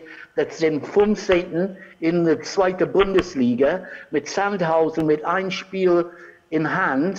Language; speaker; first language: German; non-native, fluent; English